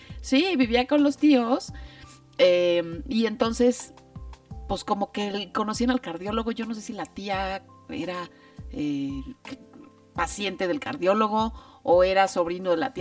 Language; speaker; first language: Spanish; native; Spanish